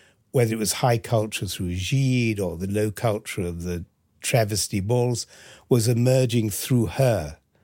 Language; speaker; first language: English; early bilingual, other home language; French